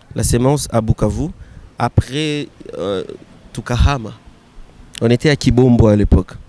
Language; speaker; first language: French; non-native, local second language; Swahili